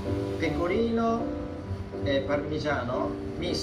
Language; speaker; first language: Italian; non-native, fluent; Japanese